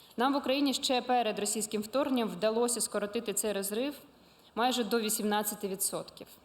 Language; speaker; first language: Ukrainian; non-native, local second language; Russian